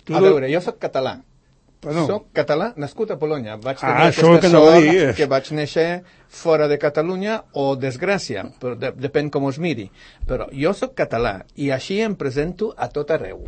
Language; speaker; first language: Catalan; non-native, fluent; Polish